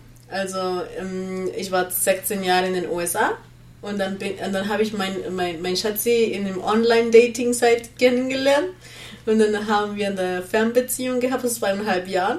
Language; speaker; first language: German; non-native, learner; Spanish